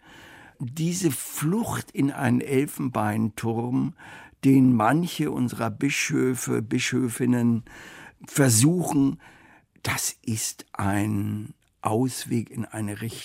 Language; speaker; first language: German; native; German